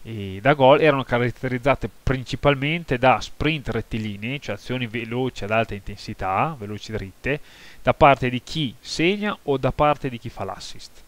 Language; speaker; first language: Italian; native; Italian